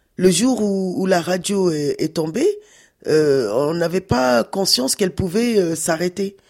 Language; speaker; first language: French; early bilingual, other home language; Wolof